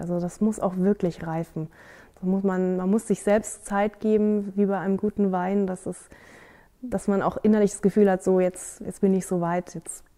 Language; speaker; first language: German; native; German